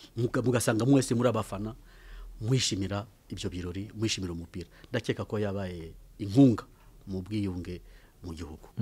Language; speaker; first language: Kinyarwanda; early bilingual, heritage; Kinyarwanda